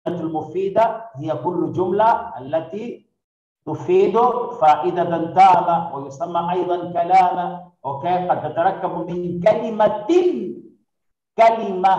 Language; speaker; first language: Arabic; non-native, fluent; Portuguese